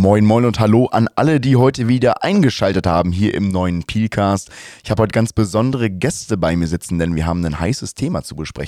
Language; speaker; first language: German; native; German